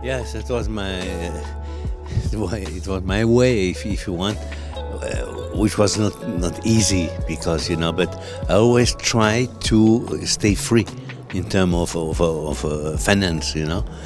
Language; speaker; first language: English; non-native, fluent; French